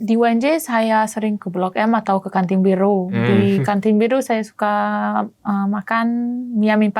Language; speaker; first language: Indonesian; non-native, learner; German